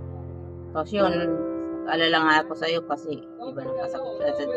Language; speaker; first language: Filipino; non-native, local second language; Bikol